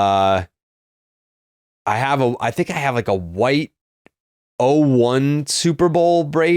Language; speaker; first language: English; native; English